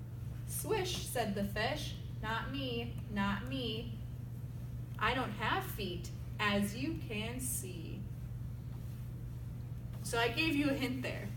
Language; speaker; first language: English; native; English